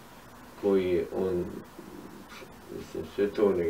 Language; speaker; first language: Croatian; non-native, fluent; Arabic